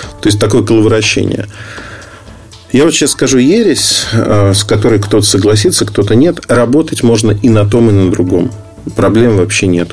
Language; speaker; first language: Russian; native; Russian